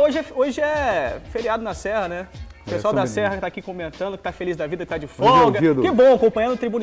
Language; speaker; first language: Portuguese; native; Portuguese